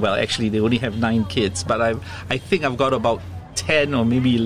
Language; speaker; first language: English; native; English